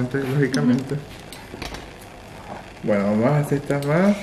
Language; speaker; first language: Spanish; native; Spanish